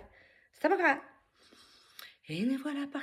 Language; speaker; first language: French; native; French